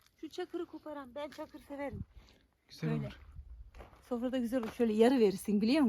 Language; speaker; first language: Turkish; native; Turkish